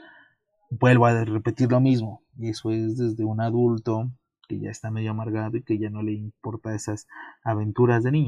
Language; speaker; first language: Spanish; native; Spanish